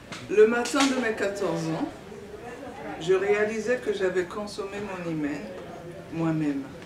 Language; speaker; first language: French; non-native, local second language; Duala